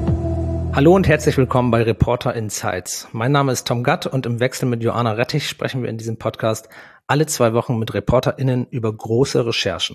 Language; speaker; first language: German; native; German